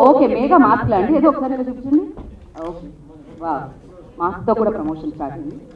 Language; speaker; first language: Telugu; native; Telugu